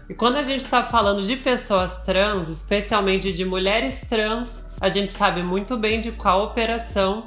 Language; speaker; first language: Portuguese; native; Portuguese